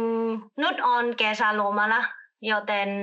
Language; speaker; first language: Finnish; non-native, learner; Vietnamese